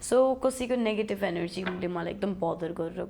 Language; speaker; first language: Nepali; native; Nepali